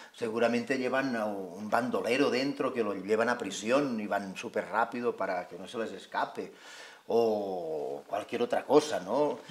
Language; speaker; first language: Spanish; non-native, local second language; Catalan